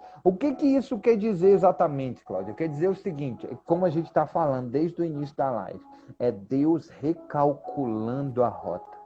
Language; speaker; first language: Portuguese; native; Portuguese